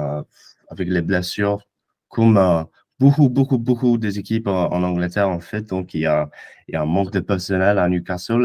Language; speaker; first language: French; non-native, fluent; English